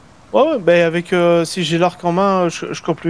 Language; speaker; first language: French; native; French